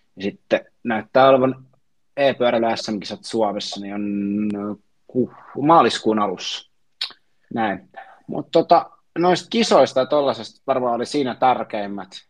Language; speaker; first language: Finnish; native; Finnish